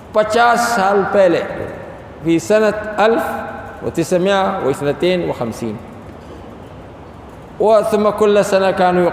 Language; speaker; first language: Arabic; non-native, fluent; Urdu